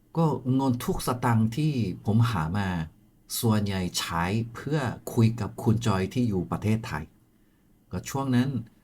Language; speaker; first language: Thai; non-native, fluent; Korean